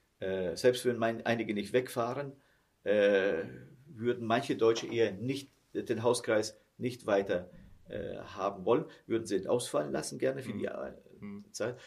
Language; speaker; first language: German; early bilingual, heritage; German